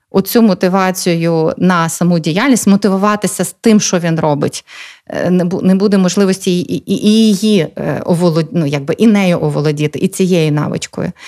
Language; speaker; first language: Ukrainian; native; Ukrainian